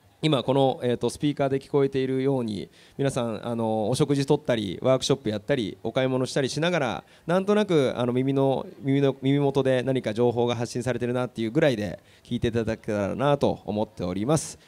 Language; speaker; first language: Japanese; native; Japanese